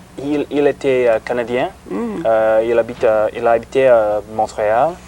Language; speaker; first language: French; non-native, learner; English